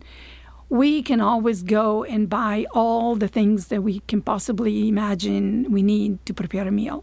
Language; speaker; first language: English; non-native, fluent; Italian